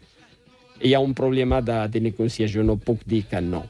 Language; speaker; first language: Catalan; non-native, fluent; Riffian